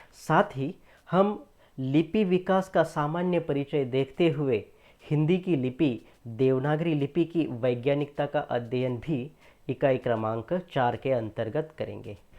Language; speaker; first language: Hindi; non-native, local second language; Marathi